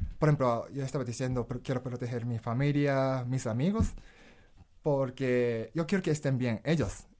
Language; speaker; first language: Spanish; non-native, learner; Japanese